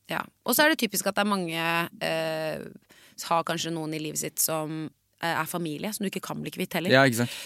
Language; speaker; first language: Norwegian; native; Norwegian